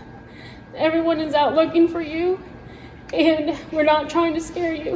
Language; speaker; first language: English; native; English